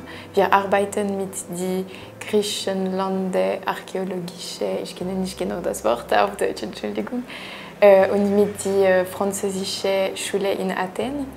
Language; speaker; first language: German; non-native, local second language; French